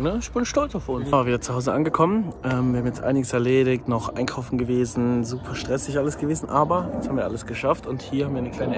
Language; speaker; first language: German; native; German